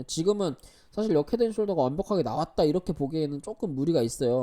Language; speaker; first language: Korean; native; Korean